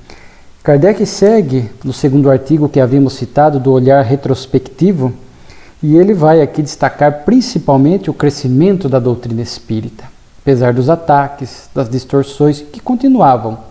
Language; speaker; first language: Portuguese; native; Portuguese